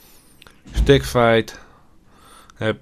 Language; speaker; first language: Dutch; native; Dutch